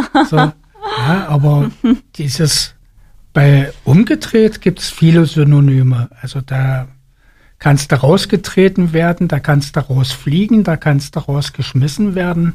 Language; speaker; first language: German; native; German